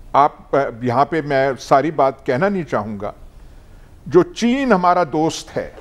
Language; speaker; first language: Urdu; non-native, local second language; Punjabi